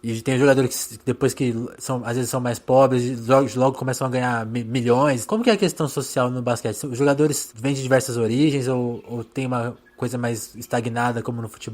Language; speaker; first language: Portuguese; native; Portuguese